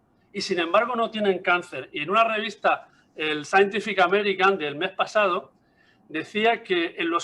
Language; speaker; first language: Spanish; native; Spanish